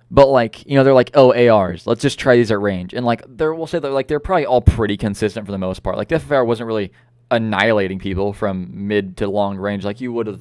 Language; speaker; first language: English; native; English